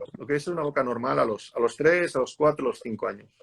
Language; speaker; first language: Spanish; native; Spanish